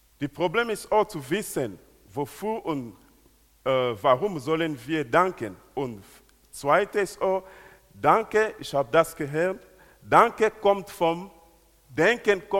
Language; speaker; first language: German; non-native, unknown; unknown